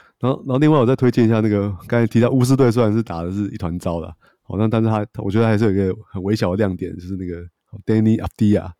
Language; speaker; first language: Chinese; native; Chinese